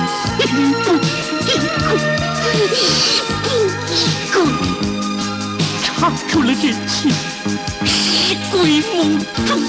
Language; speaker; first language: Chinese; native; Chinese